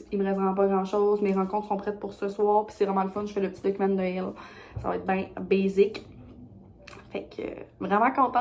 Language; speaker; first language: French; native; French